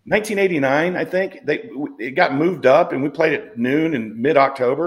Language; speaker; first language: English; native; English